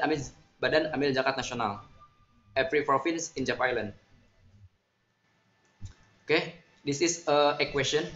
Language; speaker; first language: English; non-native, learner; Indonesian